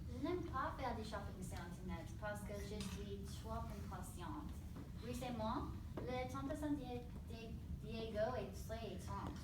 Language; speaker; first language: French; non-native, learner; English